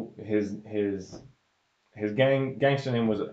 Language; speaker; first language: English; early bilingual, other home language; Spanish